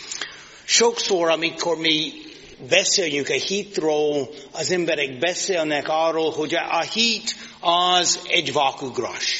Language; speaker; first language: Hungarian; non-native, fluent; English